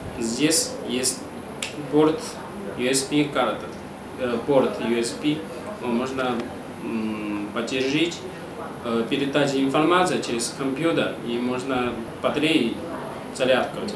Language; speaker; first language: Russian; non-native, learner; Chinese